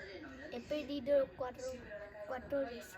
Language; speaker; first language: Spanish; early bilingual, other home language; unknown